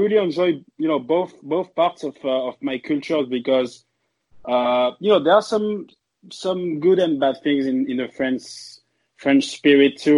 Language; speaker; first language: English; non-native, fluent; French